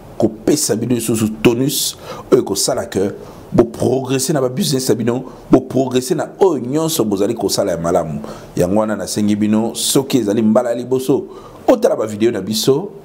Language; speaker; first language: Lingala; native; Lingala